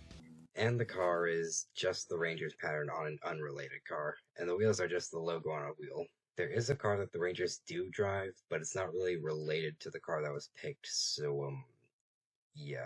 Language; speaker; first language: English; native; English